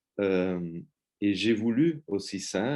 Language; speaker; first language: French; non-native, fluent; Spanish